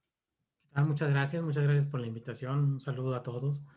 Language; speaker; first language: Spanish; native; Spanish